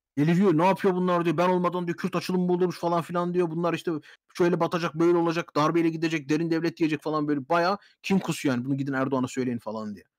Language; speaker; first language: Turkish; native; Turkish